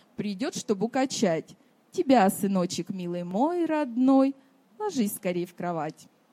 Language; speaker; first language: Russian; native; Russian